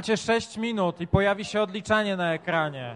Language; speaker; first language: Polish; native; Polish